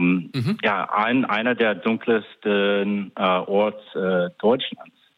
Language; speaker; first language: German; non-native, fluent; English